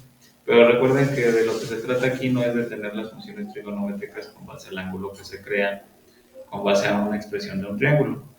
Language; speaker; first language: Spanish; native; Spanish